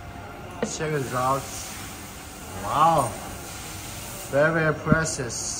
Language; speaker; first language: English; non-native, learner; Chinese